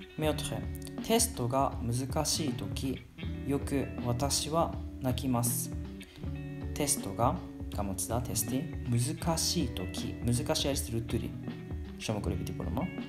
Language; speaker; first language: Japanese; non-native, learner; Georgian